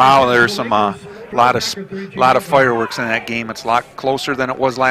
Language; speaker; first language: English; native; English